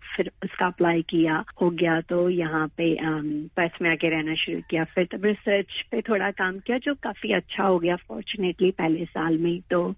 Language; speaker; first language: Hindi; native; Hindi